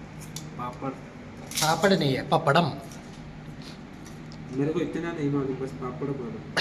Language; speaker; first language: Hindi; non-native, local second language; Malayalam